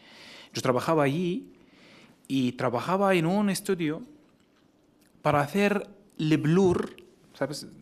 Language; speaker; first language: Spanish; non-native, fluent; Arabic